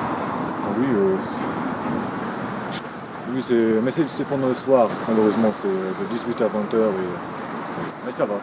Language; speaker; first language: French; non-native, fluent; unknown